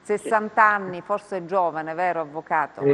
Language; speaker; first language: Italian; native; Italian